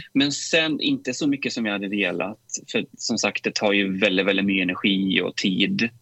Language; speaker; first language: Swedish; native; Swedish